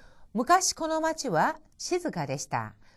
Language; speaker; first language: Japanese; non-native, fluent; Korean